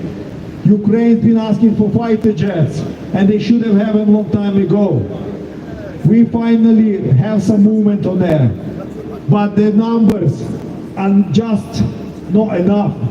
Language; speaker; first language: English; non-native, fluent; Ukrainian